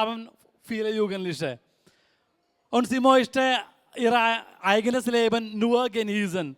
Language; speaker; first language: German; non-native, fluent; Malayalam